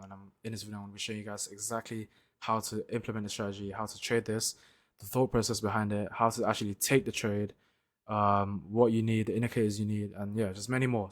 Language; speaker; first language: English; native; English